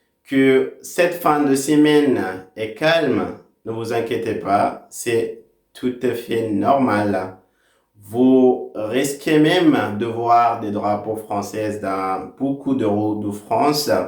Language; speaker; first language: French; non-native, fluent; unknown